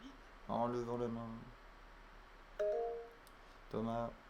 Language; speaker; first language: French; native; French